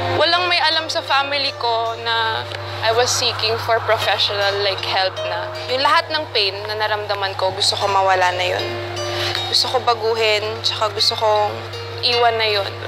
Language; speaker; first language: Filipino; early bilingual, heritage; Filipino